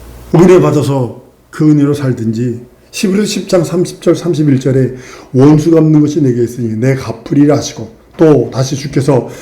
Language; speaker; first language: Korean; native; Korean